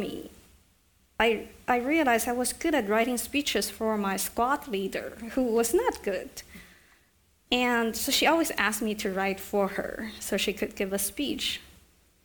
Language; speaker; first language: English; non-native, fluent; Chinese